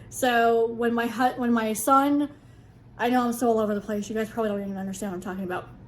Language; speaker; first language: English; native; English